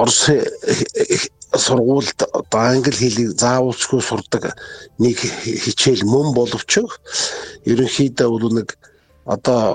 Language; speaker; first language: Mongolian; native; Mongolian